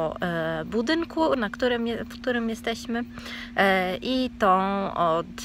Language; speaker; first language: Polish; non-native, fluent; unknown